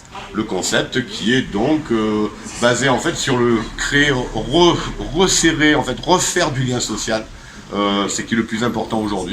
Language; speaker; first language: French; native; French